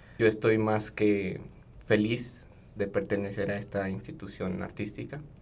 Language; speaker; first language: Spanish; native; Spanish